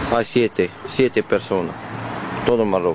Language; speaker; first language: Spanish; non-native, learner; Arabic